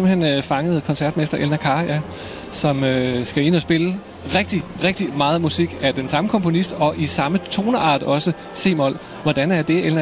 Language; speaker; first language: Danish; native; Danish